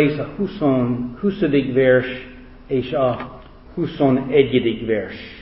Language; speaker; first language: Hungarian; non-native, fluent; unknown